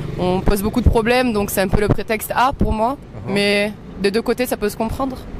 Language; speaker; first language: French; native; French